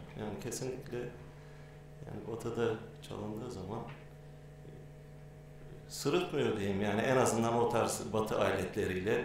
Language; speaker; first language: Turkish; native; Turkish